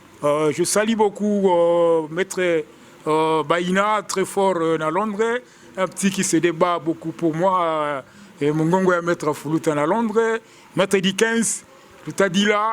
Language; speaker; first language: French; non-native, local second language; Lingala